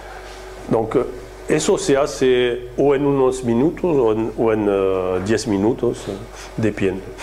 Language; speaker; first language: Spanish; non-native, fluent; French